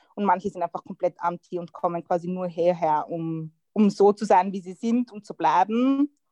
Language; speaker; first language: German; early bilingual, other home language; Croatian